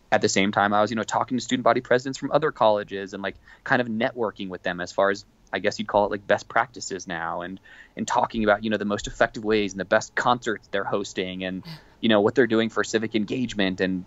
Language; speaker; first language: English; native; English